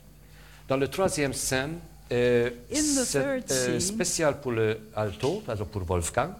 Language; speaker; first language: French; non-native, fluent; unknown